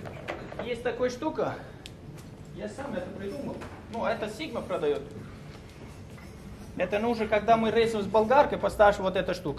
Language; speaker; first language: Russian; non-native, learner; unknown